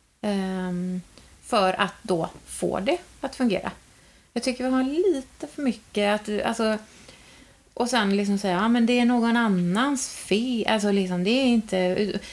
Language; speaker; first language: Swedish; native; Swedish